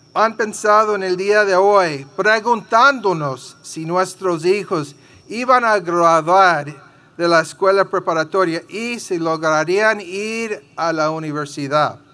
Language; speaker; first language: Spanish; early bilingual, heritage; Spanish